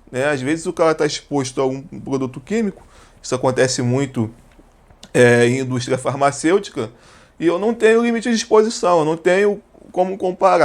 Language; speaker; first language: Portuguese; native; Portuguese